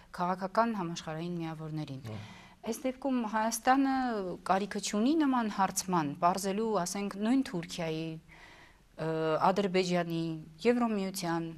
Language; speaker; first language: Armenian; native; Armenian